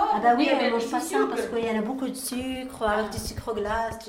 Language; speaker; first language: French; non-native, learner; Arabic